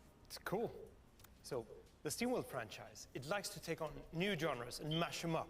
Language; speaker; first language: English; non-native, fluent; Swedish